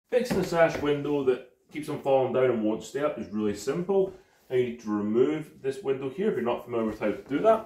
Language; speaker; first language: English; native; English